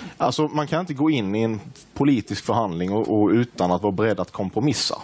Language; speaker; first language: Swedish; native; Swedish